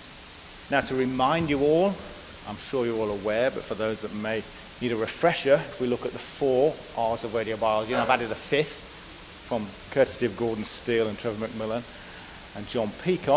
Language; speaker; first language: English; native; English